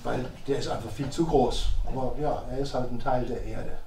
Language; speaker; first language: German; native; German